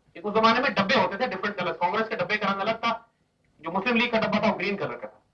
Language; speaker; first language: Urdu; native; Urdu